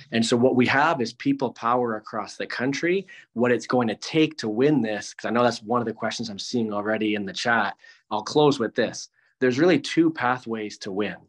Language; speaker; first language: English; native; English